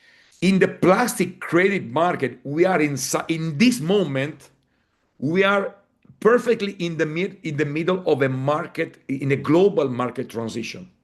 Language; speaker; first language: English; non-native, fluent; Italian